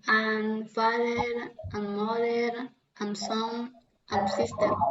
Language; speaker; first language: English; non-native, learner; Spanish